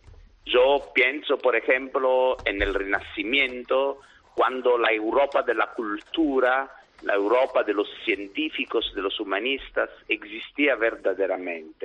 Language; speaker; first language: Spanish; non-native, fluent; Italian